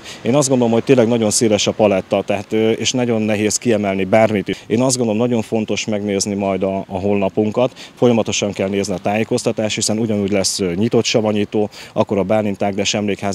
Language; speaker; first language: Hungarian; native; Hungarian